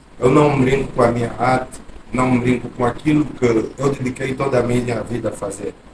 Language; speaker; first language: Portuguese; native; Portuguese